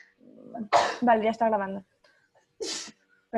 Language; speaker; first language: Spanish; native; Spanish